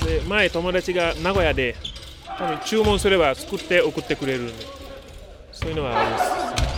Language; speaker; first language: Japanese; non-native, fluent; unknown